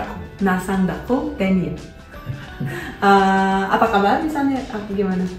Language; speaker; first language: Indonesian; non-native, fluent; Russian